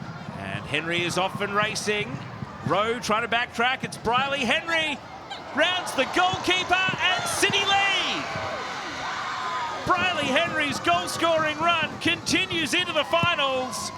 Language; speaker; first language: English; native; English